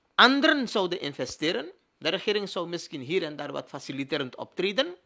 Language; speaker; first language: Dutch; native; Dutch